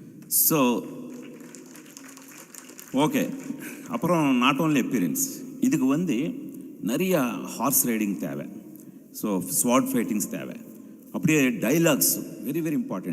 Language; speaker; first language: Tamil; non-native, fluent; Telugu